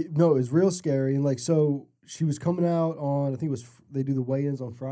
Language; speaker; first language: English; native; English